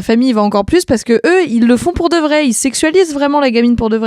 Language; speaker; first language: French; native; French